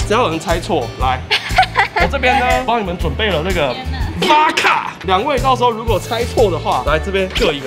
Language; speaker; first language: Chinese; native; Chinese